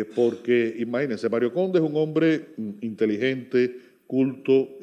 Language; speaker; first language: Spanish; native; Spanish